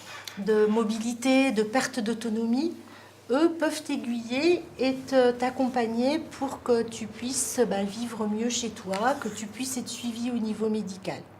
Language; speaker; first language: French; native; French